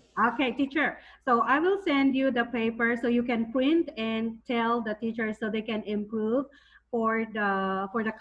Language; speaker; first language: English; non-native, fluent; Thai